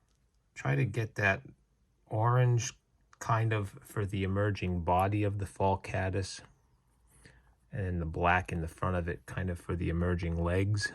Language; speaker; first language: English; native; English